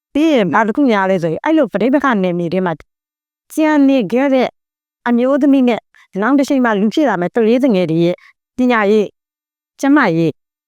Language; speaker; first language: Burmese; native; Burmese